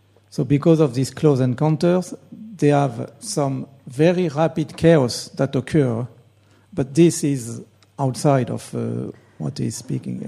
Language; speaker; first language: English; non-native, fluent; French